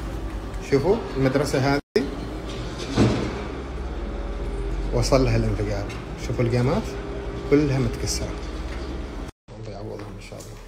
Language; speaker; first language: Arabic; native; Arabic